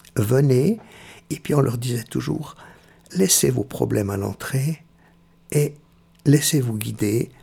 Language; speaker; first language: French; native; French